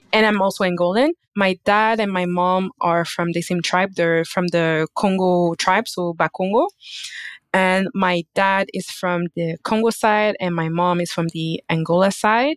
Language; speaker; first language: English; native; English